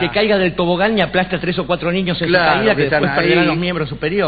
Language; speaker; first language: Spanish; native; Spanish